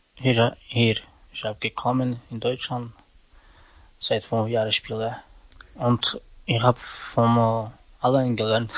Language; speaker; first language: German; non-native, learner; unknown